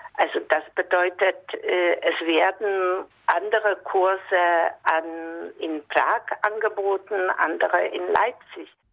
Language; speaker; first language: German; non-native, fluent; Polish